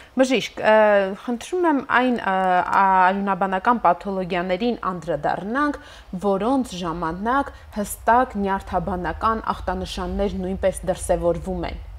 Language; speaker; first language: Armenian; native; Armenian